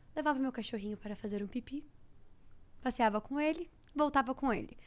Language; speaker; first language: Portuguese; native; Portuguese